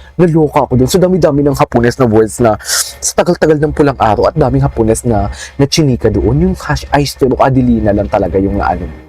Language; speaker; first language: Filipino; non-native, local second language; Hiligaynon